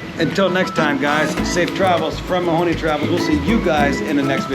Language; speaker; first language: English; native; English